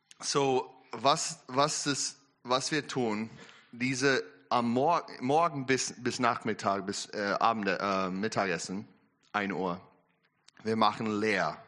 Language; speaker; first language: German; non-native, learner; English